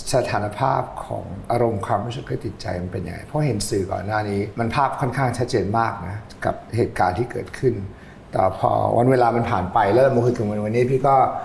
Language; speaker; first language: Thai; native; Thai